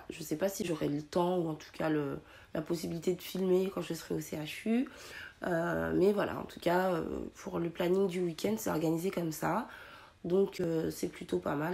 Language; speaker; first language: French; native; French